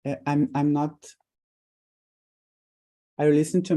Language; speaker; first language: English; non-native, fluent; Portuguese